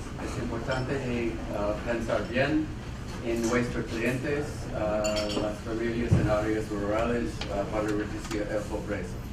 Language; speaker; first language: Spanish; non-native, fluent; English